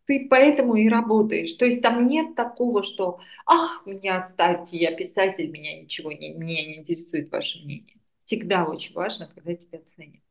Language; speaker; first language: Russian; non-native, local second language; Armenian